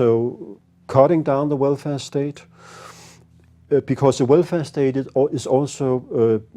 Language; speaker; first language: English; non-native, fluent; Danish